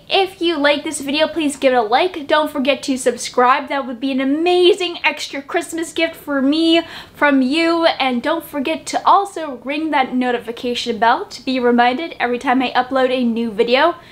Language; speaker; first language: English; native; English